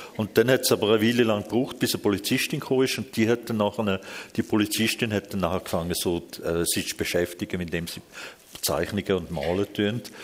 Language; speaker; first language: German; early bilingual, other home language; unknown